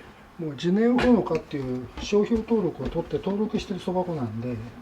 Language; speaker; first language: Japanese; native; Japanese